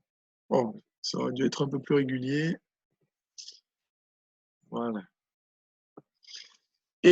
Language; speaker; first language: French; native; French